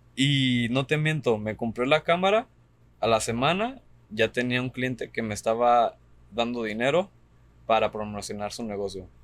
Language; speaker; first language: Spanish; early bilingual, heritage; Spanish